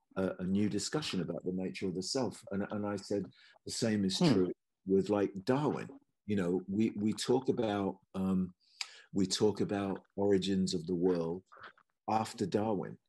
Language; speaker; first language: English; native; English